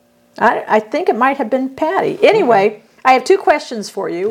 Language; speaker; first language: English; native; English